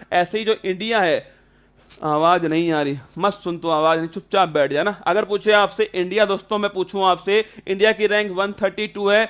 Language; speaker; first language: Hindi; native; Hindi